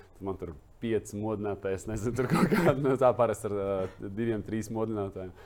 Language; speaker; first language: Latvian; non-native, local second language; Russian